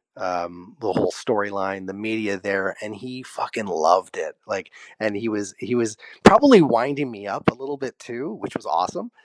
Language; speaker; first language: English; native; English